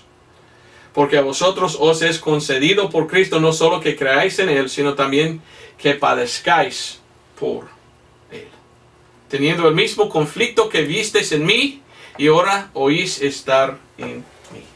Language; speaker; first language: Spanish; non-native, fluent; English